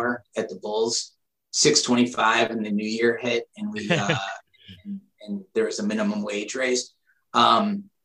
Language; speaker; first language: English; native; English